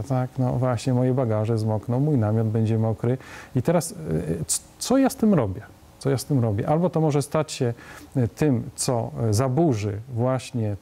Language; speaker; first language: Polish; native; Polish